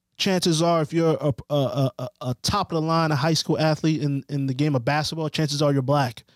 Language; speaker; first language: English; early bilingual, other home language; Haitian Creole